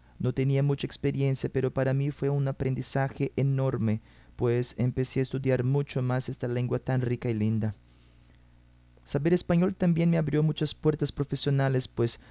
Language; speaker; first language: Spanish; non-native, fluent; Portuguese